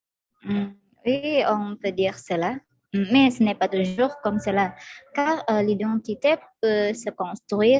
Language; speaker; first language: French; non-native, fluent; Indonesian